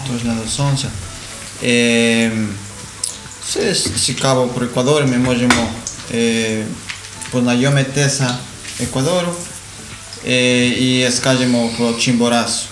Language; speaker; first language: Ukrainian; non-native, learner; Spanish